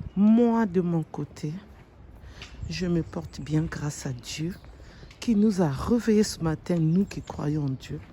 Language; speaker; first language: French; non-native, local second language; Lingala